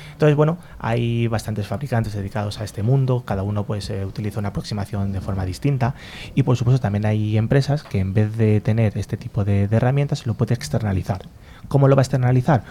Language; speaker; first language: Spanish; native; Spanish